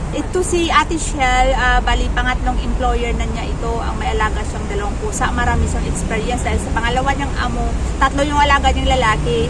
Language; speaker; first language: Filipino; native; Filipino